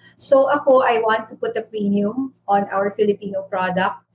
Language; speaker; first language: English; non-native, local second language; Iloko